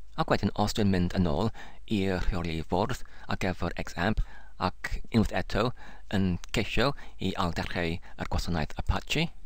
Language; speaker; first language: Welsh; non-native, learner; English